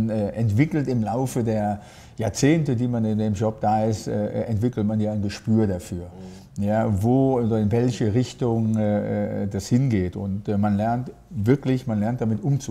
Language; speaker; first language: German; native; German